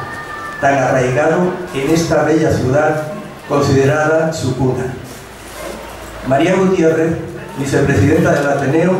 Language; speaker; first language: Spanish; native; Spanish